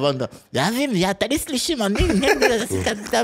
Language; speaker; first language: Czech; non-native, fluent; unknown